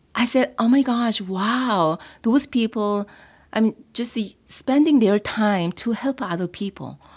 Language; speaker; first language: English; non-native, fluent; Korean